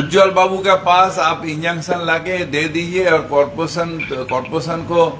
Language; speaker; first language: Hindi; non-native, local second language; Bangla